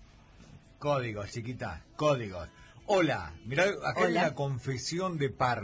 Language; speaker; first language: Spanish; native; Spanish